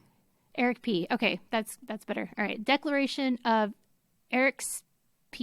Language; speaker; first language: English; native; English